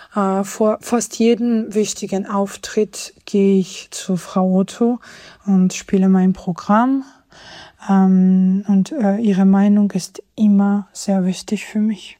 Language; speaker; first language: German; non-native, fluent; Georgian